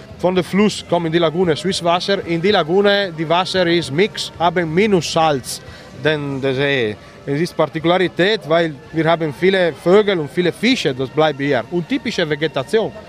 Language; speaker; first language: German; non-native, learner; Italian